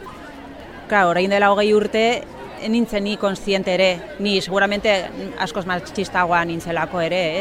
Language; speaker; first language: Basque; non-native, local second language; Spanish